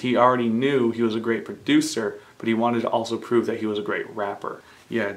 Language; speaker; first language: English; native; English